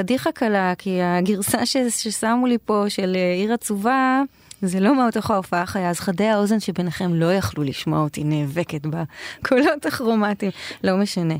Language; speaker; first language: Hebrew; native; Hebrew